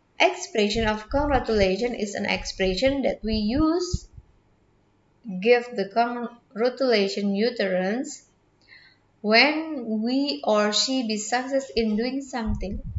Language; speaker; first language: English; non-native, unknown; Indonesian